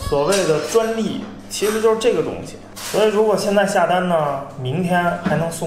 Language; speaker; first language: Chinese; native; Chinese